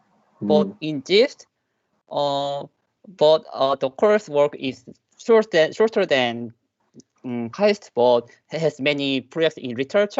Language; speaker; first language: English; non-native, learner; Korean